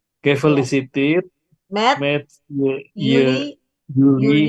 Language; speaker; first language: Dutch; non-native, learner; Indonesian